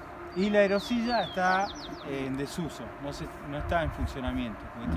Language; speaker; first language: Spanish; native; Spanish